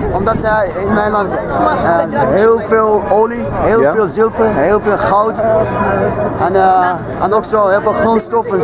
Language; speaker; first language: Dutch; non-native, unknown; Uyghur